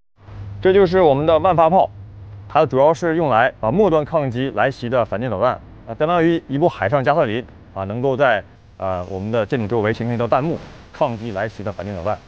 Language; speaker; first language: Chinese; native; Chinese